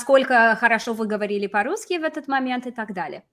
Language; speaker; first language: Russian; non-native, fluent; English